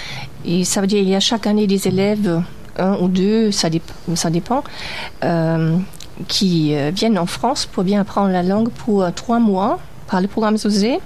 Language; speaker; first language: French; non-native, fluent; German